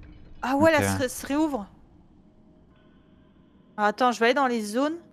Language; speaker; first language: French; native; French